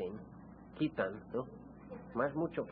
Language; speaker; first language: Spanish; non-native, fluent; English